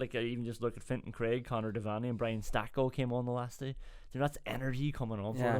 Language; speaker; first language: English; native; English